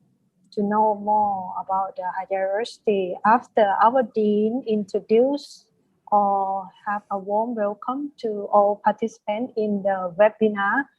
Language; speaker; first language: English; non-native, fluent; Thai